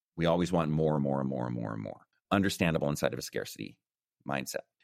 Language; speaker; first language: English; native; English